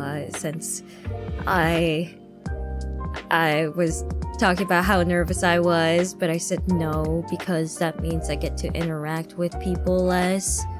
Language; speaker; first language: English; native; English